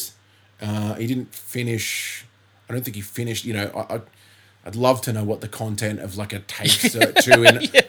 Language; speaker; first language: English; native; English